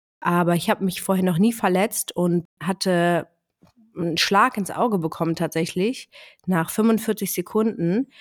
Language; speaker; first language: German; early bilingual, other home language; Greek